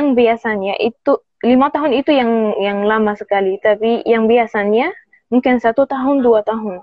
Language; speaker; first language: Indonesian; non-native, learner; Arabic